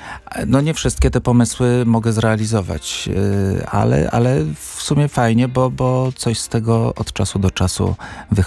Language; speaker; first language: Polish; native; Polish